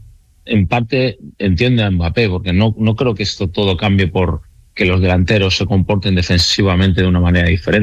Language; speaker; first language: Spanish; native; Spanish